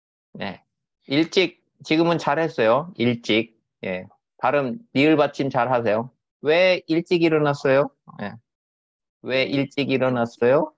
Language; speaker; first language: Korean; native; Korean